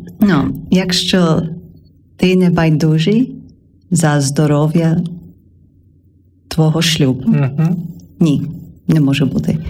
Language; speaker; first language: Ukrainian; non-native, learner; English